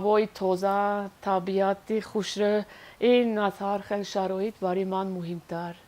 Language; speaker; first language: Persian; non-native, learner; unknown